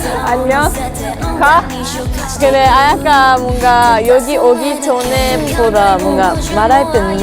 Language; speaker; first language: Korean; non-native, fluent; Japanese